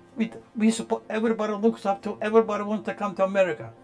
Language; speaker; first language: English; non-native, fluent; Polish